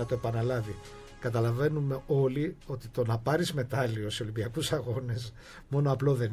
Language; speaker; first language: Greek; native; Greek